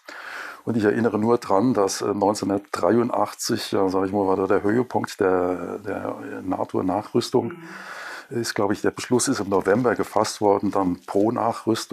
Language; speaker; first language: German; native; German